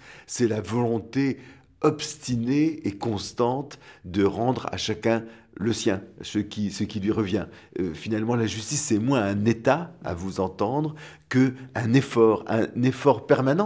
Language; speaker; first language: French; native; French